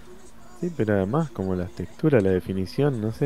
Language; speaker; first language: Spanish; native; Spanish